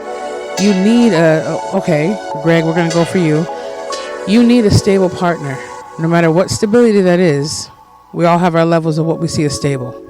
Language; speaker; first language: English; native; English